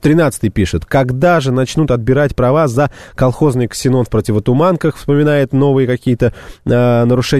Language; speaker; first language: Russian; native; Russian